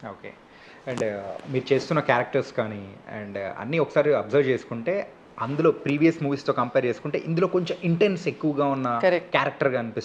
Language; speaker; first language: Telugu; native; Telugu